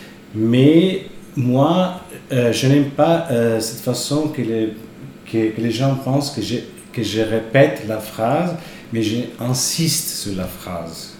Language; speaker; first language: French; non-native, fluent; Italian